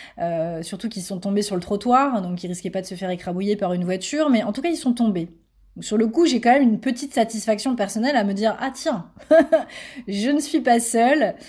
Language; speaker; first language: French; native; French